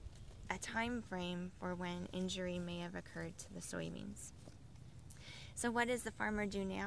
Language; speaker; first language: English; native; English